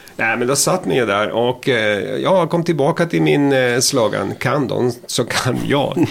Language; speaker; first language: Swedish; non-native, fluent; Spanish